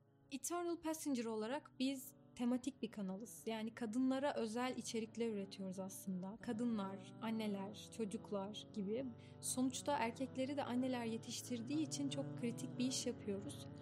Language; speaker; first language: Turkish; native; Turkish